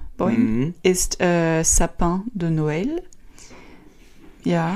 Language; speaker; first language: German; non-native, learner; French